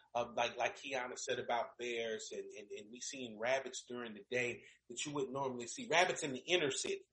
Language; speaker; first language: English; native; English